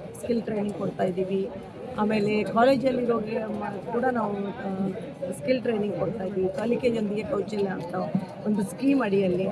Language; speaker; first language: Kannada; non-native, local second language; Lambadi